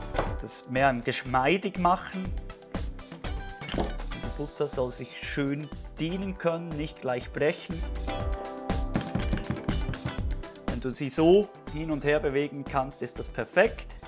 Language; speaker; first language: German; native; German